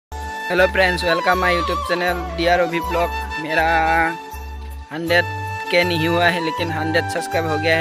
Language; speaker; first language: Hindi; non-native, local second language; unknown